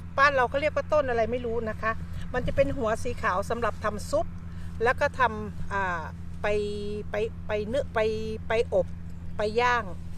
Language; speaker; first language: Thai; native; Thai